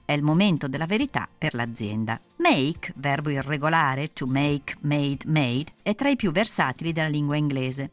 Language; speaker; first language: Italian; native; Italian